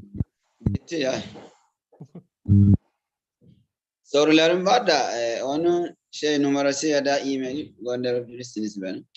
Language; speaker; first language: Turkish; non-native, learner; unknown